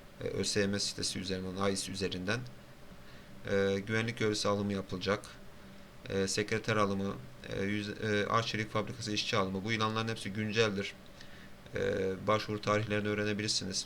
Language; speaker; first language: Turkish; native; Turkish